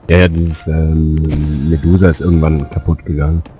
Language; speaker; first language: German; native; German